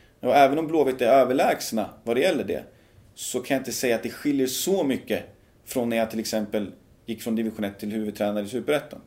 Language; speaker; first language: Swedish; early bilingual, other home language; Persian